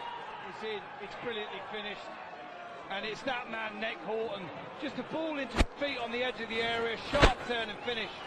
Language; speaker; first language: English; native; English